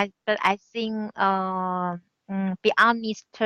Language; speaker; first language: English; non-native, learner; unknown